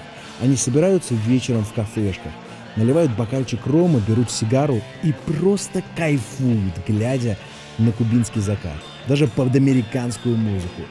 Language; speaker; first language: Russian; native; Russian